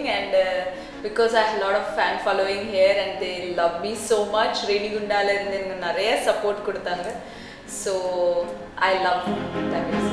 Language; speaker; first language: Tamil; non-native, learner; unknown